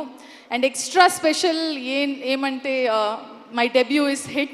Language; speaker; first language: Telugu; non-native, learner; Kannada